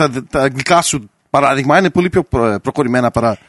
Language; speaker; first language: Greek; early bilingual, heritage; Greek